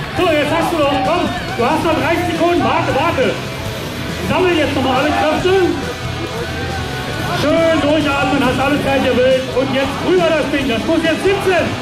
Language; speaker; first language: German; native; German